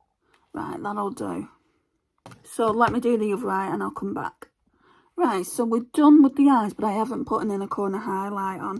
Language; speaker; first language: English; native; English